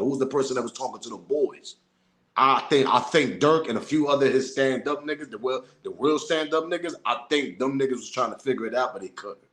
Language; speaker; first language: English; native; English